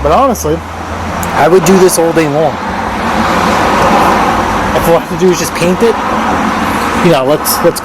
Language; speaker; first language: English; native; English